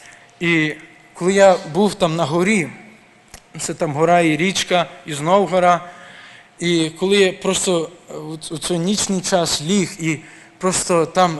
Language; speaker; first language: Ukrainian; early bilingual, heritage; Ukrainian